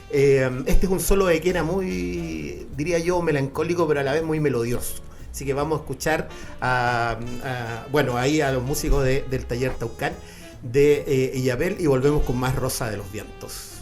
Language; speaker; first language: Spanish; native; Spanish